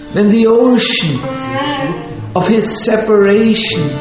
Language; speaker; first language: English; non-native, fluent; German